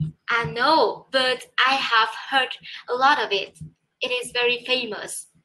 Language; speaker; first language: English; non-native, learner; Vietnamese